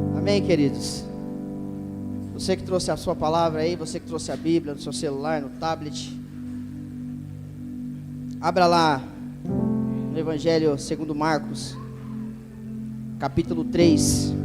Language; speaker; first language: Portuguese; native; Portuguese